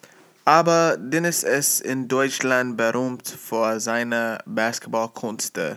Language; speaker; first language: German; non-native, learner; English